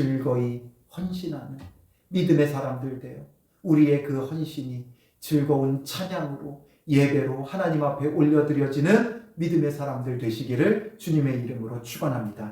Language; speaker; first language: Korean; native; Korean